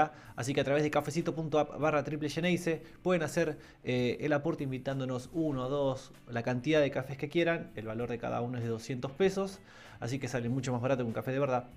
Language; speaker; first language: Spanish; native; Spanish